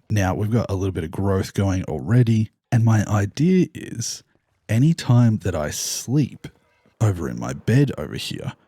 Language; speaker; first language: English; native; English